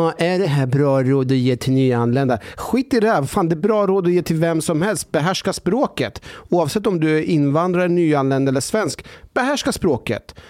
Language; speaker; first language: Swedish; early bilingual, other home language; Persian